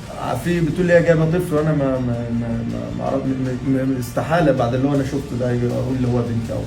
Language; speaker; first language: Arabic; native; Arabic